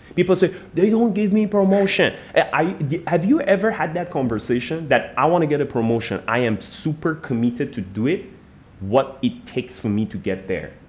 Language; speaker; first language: English; non-native, fluent; Persian